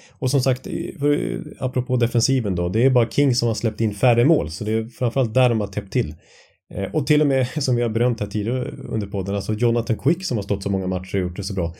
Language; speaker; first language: Swedish; native; Swedish